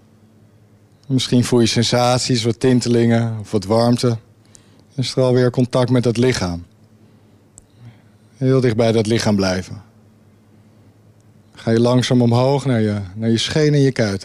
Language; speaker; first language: Dutch; native; Dutch